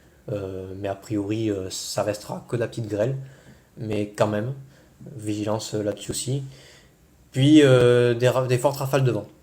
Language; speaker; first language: French; native; French